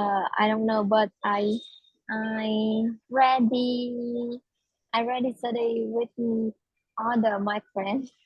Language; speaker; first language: English; non-native, learner; Vietnamese